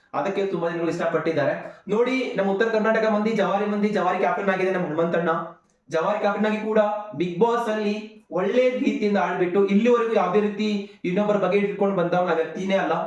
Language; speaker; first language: Kannada; non-native, local second language; Lambadi